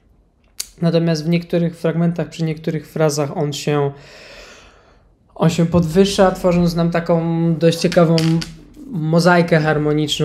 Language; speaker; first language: Polish; native; Polish